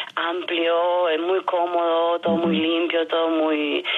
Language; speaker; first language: Spanish; non-native, fluent; French